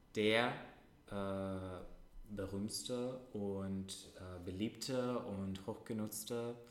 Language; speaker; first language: German; non-native, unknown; Russian